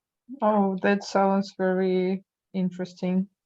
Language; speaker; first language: English; non-native, learner; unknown